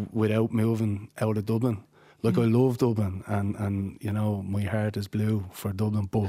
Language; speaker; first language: English; native; English